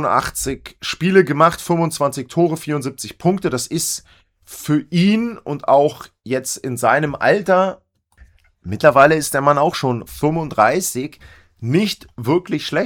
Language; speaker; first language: German; native; German